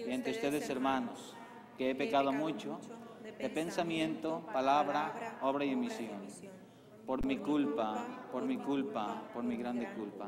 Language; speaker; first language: Spanish; native; Spanish